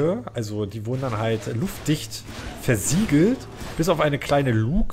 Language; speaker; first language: German; native; German